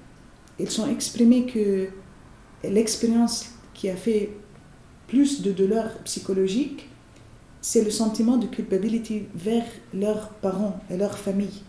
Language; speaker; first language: French; non-native, fluent; Arabic